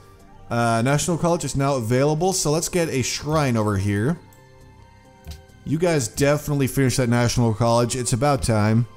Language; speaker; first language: English; native; English